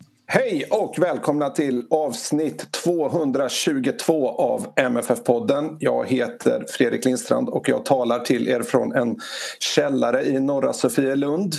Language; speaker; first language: Swedish; native; Swedish